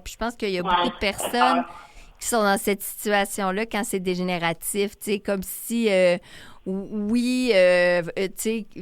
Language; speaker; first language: French; native; French